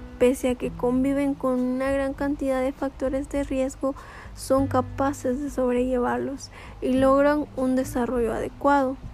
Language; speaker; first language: Spanish; native; Spanish